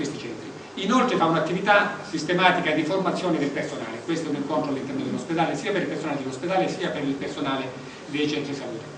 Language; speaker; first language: Italian; native; Italian